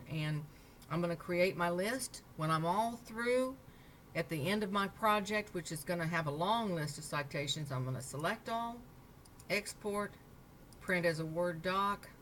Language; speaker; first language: English; native; English